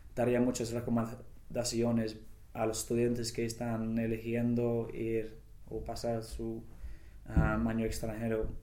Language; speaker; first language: Spanish; non-native, fluent; English